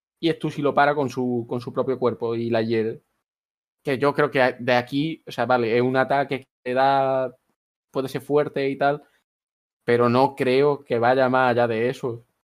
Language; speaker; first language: Spanish; native; Spanish